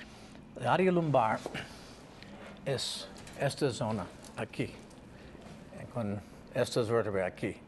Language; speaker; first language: Spanish; non-native, learner; English